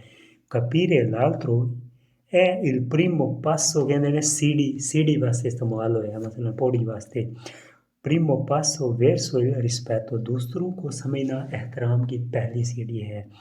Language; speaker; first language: Italian; non-native, learner; Urdu